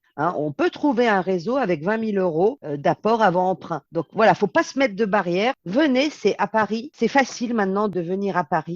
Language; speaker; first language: French; native; French